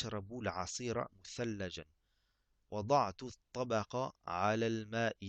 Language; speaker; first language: Arabic; non-native, fluent; French